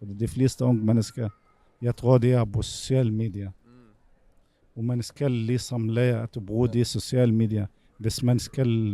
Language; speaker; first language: Danish; non-native, fluent; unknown